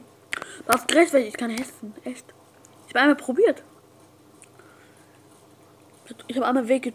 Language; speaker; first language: German; non-native, learner; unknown